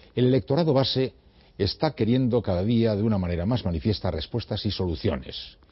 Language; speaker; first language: Spanish; native; Spanish